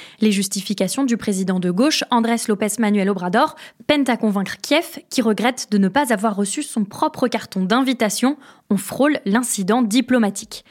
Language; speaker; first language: French; native; French